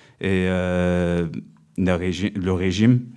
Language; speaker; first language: French; non-native, fluent; Turkish